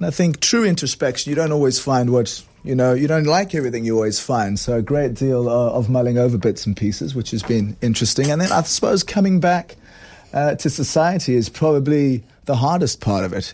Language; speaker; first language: English; native; English